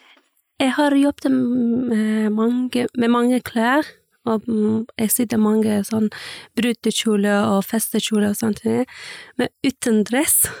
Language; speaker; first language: Norwegian; early bilingual, other home language; Persian